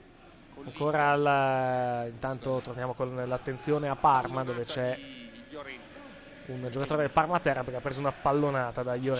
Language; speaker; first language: Italian; native; Italian